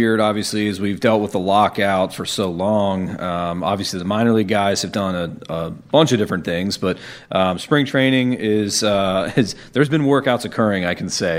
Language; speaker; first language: English; native; English